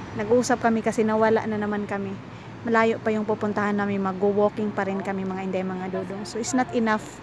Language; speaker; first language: Filipino; non-native, local second language; Cebuano